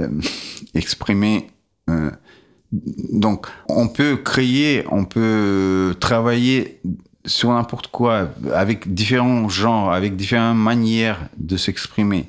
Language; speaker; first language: French; non-native, fluent; Russian